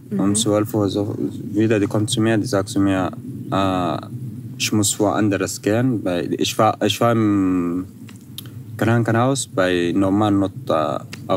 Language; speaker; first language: German; non-native, fluent; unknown